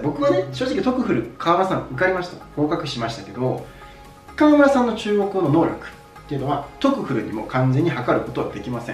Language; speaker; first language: Japanese; native; Japanese